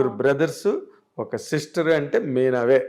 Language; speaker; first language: Telugu; native; Telugu